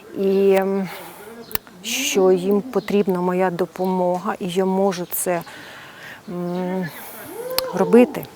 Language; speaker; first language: Ukrainian; non-native, local second language; Russian